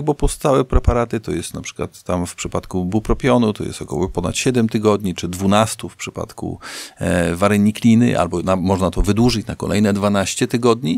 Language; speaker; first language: Polish; native; Polish